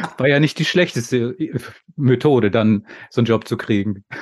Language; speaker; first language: German; native; German